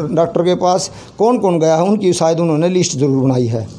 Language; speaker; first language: Hindi; native; Hindi